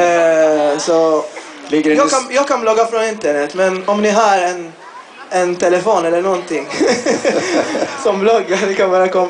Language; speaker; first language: Swedish; non-native, fluent; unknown